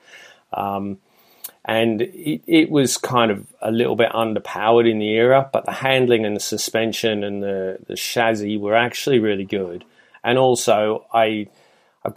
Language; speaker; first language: English; native; English